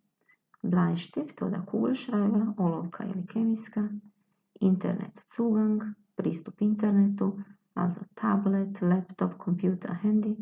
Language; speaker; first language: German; non-native, fluent; Croatian